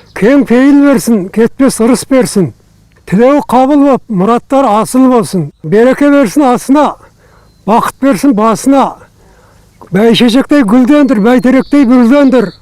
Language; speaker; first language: Kazakh; native; Kazakh